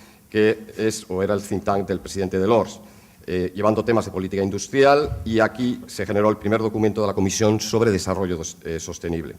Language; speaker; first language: Spanish; native; Spanish